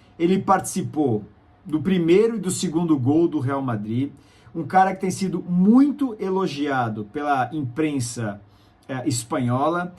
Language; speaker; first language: Portuguese; native; Portuguese